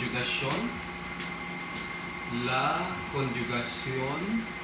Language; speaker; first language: Spanish; non-native, fluent; Filipino